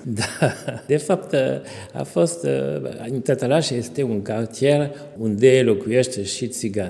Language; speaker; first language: Romanian; non-native, fluent; French